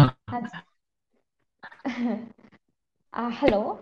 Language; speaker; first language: Hindi; non-native, local second language; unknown